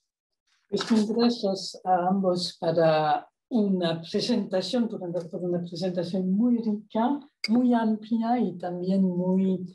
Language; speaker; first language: Spanish; non-native, fluent; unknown